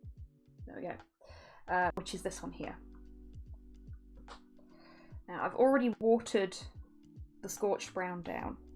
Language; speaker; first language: English; native; English